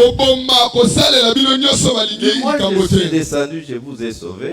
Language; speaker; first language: French; non-native, local second language; Luba-Lulua